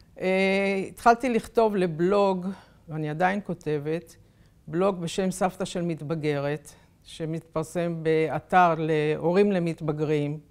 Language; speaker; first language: Hebrew; native; Hebrew